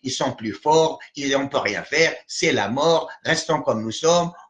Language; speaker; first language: French; non-native, local second language; Arabic